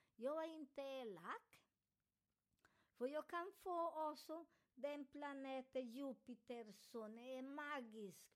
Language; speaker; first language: Swedish; non-native, learner; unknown